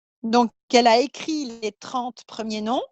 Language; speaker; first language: French; native; French